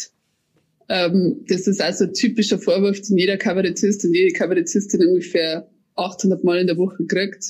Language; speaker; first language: German; native; German